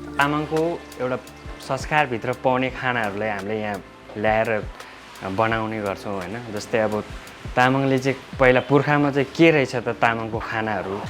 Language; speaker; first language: Nepali; non-native, local second language; Eastern Tamang